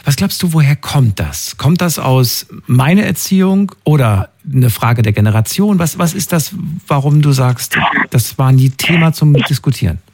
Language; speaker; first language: German; native; German